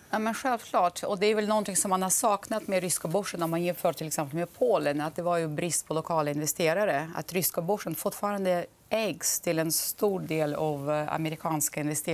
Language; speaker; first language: Swedish; non-native, fluent; Russian